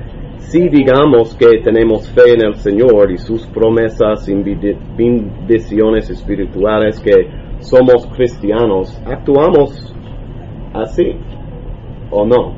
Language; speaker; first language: Spanish; non-native, learner; English